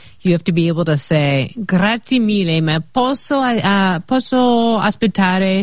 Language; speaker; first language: Italian; non-native, learner; English